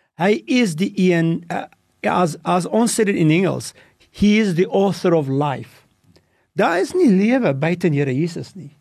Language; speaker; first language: Afrikaans; non-native, local second language; English